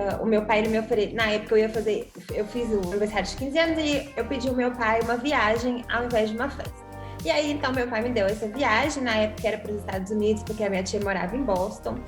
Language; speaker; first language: Portuguese; native; Portuguese